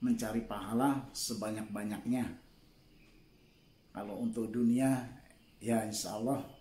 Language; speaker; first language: Indonesian; non-native, local second language; Javanese